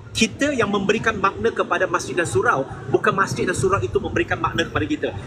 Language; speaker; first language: Malay; non-native, local second language; Chinese